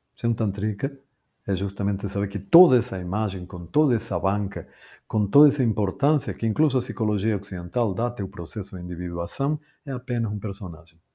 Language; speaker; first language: Portuguese; non-native, fluent; Spanish